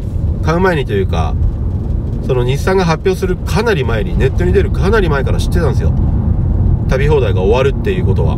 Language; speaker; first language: Japanese; native; Japanese